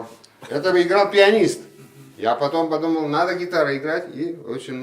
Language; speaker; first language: Russian; non-native, learner; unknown